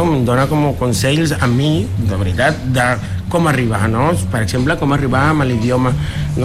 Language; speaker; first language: Catalan; non-native, fluent; Spanish